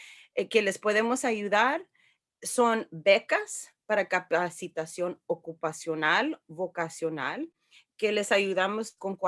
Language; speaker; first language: Spanish; early bilingual, heritage; Spanish